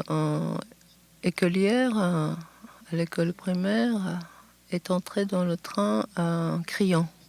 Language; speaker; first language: French; non-native, fluent; Japanese